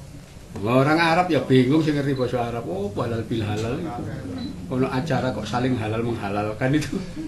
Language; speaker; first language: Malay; non-native, local second language; Javanese